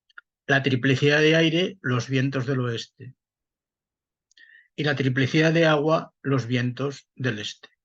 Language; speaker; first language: Spanish; native; Spanish